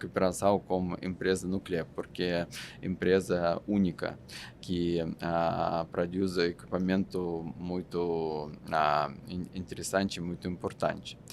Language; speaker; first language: Portuguese; non-native, fluent; Russian